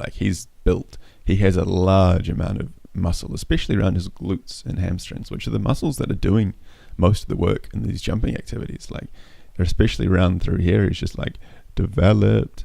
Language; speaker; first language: English; native; English